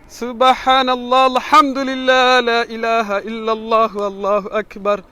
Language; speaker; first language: Bangla; native; Bangla